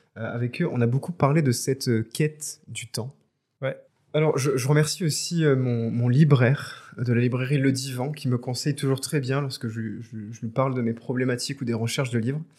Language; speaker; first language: French; native; French